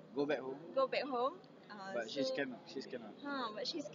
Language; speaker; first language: English; non-native, learner; Malay